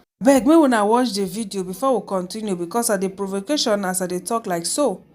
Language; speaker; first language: Nigerian Pidgin; non-native, local second language; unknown